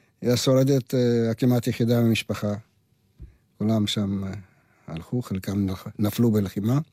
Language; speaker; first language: Hebrew; non-native, fluent; Russian